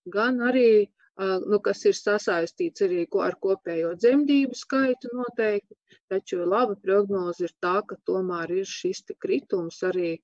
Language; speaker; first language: Latvian; native; Latvian